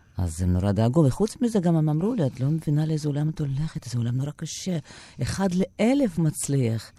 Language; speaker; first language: Hebrew; non-native, fluent; Russian